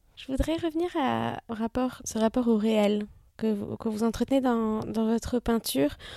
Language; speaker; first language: French; non-native, fluent; Hebrew